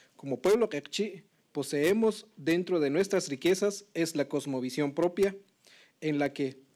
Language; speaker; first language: Spanish; non-native, local second language; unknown